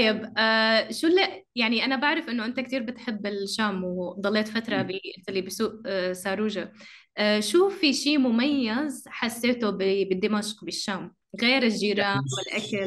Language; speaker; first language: Arabic; native; Arabic